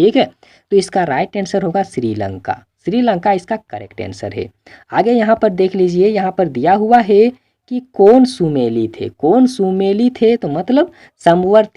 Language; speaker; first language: Hindi; native; Hindi